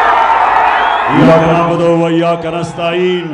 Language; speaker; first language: Urdu; native; Urdu